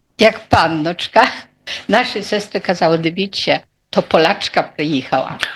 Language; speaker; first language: Polish; non-native, local second language; Ukrainian